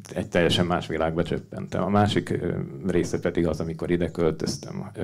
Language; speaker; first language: Hungarian; native; Hungarian